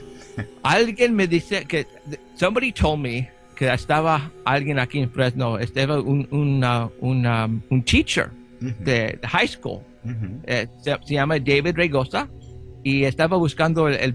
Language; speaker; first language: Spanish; early bilingual, heritage; Spanish